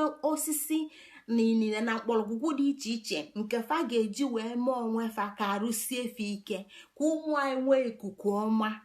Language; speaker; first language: Igbo; native; Igbo